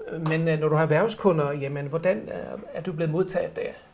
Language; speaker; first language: Danish; native; Danish